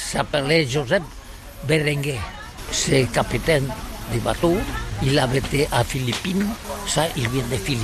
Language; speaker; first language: French; non-native, learner; Catalan